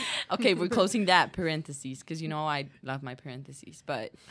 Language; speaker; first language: English; non-native, fluent; Spanish